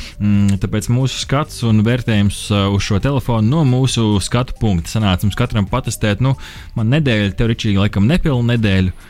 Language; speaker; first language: Latvian; native; Latvian